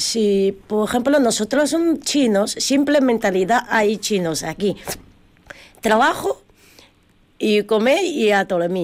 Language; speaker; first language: Spanish; non-native, learner; Chinese